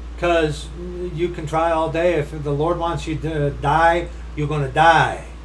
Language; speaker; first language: English; native; English